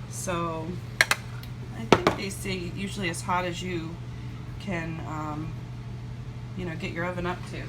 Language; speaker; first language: English; native; English